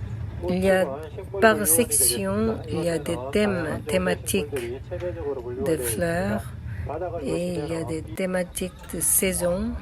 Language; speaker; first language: French; non-native, learner; Korean